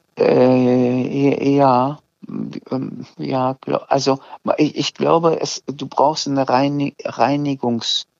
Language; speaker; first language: German; early bilingual, other home language; Azerbaijani